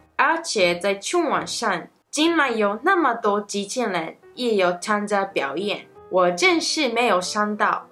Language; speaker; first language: Chinese; non-native, fluent; Japanese